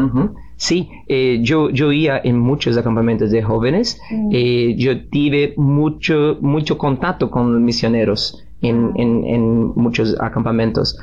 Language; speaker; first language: Spanish; non-native, learner; Portuguese